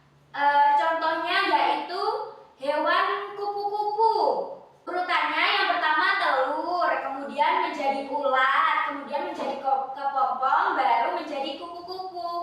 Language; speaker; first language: Indonesian; native; Indonesian